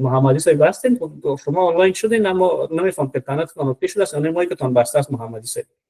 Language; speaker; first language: Persian; native; Persian